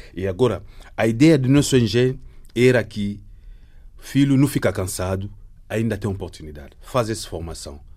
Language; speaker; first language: Portuguese; non-native, learner; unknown